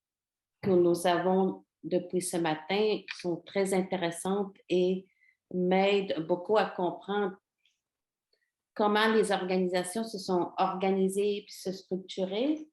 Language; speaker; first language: French; non-native, local second language; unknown